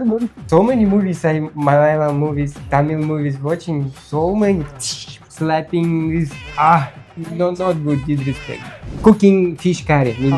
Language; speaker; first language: English; non-native, learner; Russian